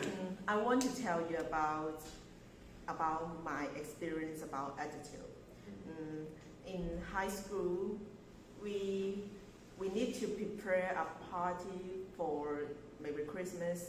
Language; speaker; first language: English; non-native, learner; Chinese